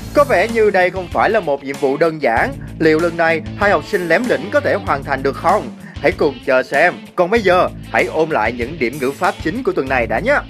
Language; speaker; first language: Vietnamese; native; Vietnamese